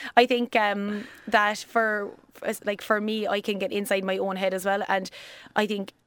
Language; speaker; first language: English; native; English